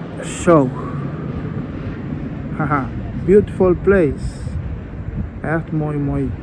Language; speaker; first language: Dutch; non-native, learner; Portuguese